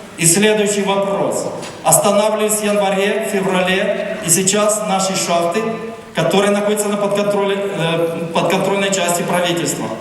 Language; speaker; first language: Russian; non-native, local second language; Ukrainian